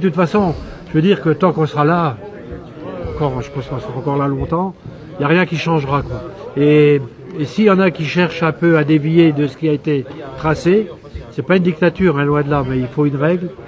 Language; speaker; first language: French; native; French